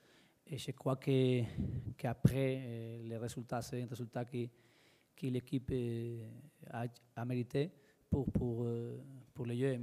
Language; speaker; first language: French; non-native, fluent; Spanish